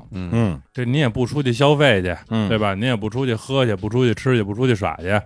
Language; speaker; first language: Chinese; native; Chinese